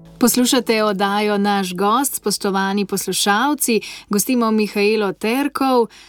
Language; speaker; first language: Slovenian; native; Slovenian